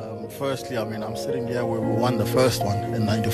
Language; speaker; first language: English; non-native, local second language; Xhosa